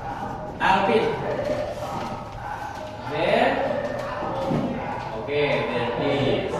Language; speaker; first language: English; non-native, learner; Indonesian